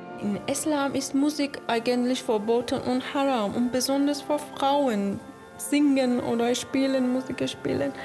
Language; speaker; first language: German; non-native, learner; Persian